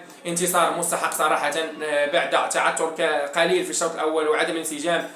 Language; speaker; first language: Arabic; native; Arabic